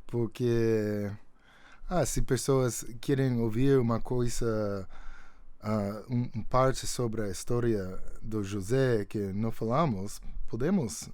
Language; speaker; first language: Portuguese; non-native, fluent; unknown